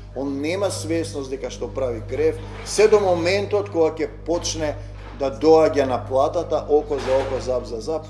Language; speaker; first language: Macedonian; native; Macedonian